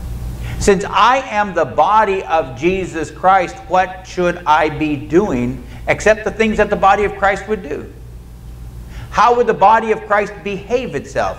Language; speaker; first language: English; native; English